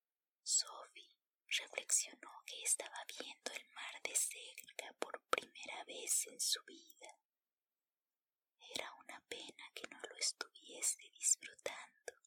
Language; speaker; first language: Spanish; native; Spanish